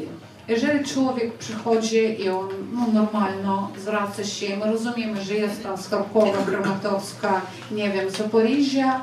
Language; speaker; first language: Polish; non-native, fluent; Ukrainian